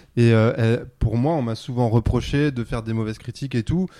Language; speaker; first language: French; native; French